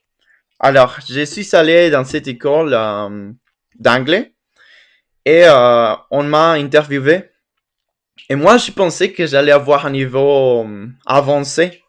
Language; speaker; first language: French; non-native, fluent; Spanish